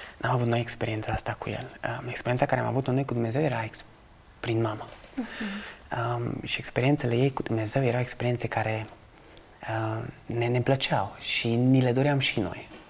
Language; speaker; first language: Romanian; early bilingual, other home language; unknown